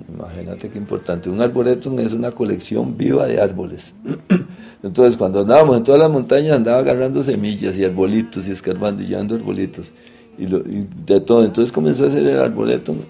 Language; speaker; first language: Spanish; native; Spanish